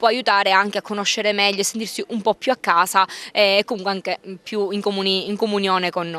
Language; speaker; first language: Italian; native; Italian